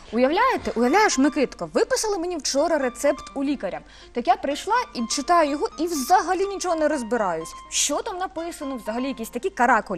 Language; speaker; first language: Ukrainian; native; Ukrainian